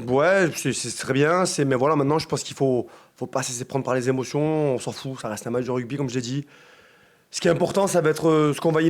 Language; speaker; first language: French; native; French